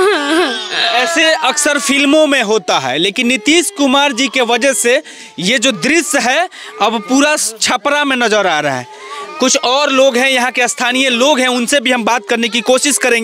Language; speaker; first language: Hindi; native; Hindi